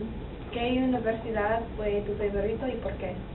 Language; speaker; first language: Spanish; non-native, learner; English